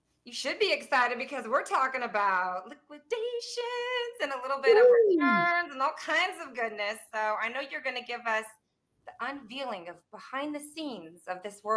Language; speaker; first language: English; native; English